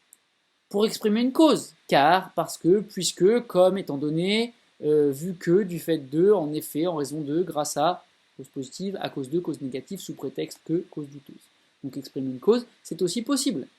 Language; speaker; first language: French; native; French